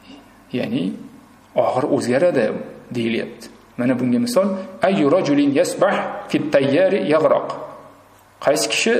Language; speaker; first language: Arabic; non-native, fluent; Uzbek